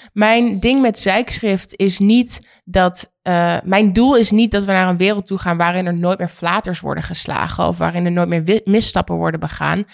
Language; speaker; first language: Dutch; native; Dutch